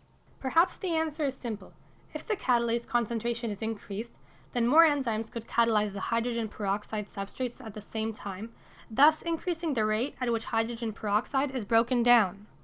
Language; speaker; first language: English; native; English